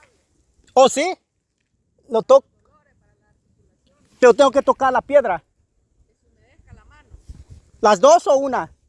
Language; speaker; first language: Spanish; non-native, learner; English